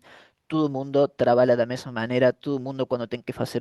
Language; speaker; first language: Portuguese; non-native, fluent; Spanish